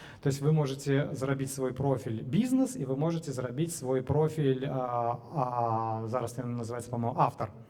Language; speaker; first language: Belarusian; non-native, local second language; Russian